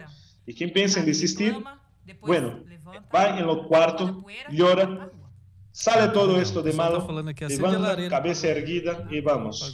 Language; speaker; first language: Spanish; non-native, learner; Portuguese